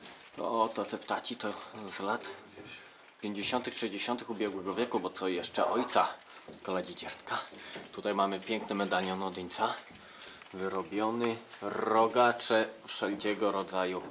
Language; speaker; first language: Polish; native; Polish